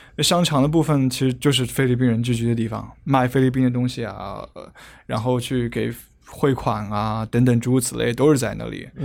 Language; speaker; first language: Chinese; native; Chinese